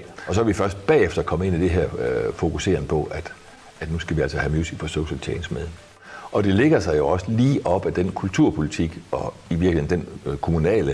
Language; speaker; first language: Danish; native; Danish